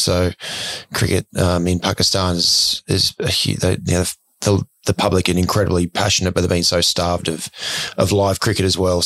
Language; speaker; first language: English; native; English